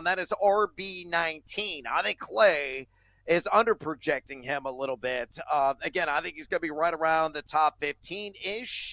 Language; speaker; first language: English; native; English